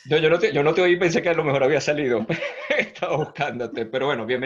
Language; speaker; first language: Spanish; native; Spanish